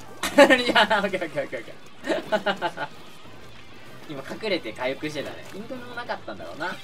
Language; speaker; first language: Japanese; native; Japanese